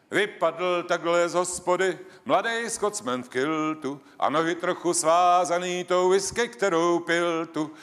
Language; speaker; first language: Czech; native; Czech